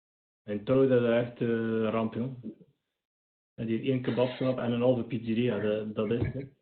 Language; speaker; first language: Dutch; native; Dutch